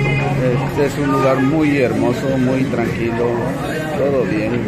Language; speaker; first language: Spanish; native; Spanish